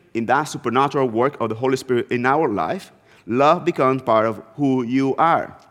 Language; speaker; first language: English; non-native, fluent; Spanish